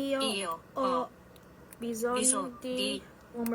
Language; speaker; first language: Italian; non-native, learner; Korean